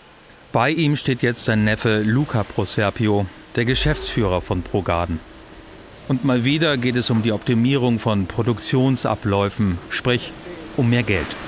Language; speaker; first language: German; native; German